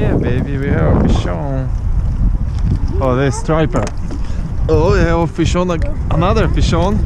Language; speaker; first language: English; non-native, learner; Ukrainian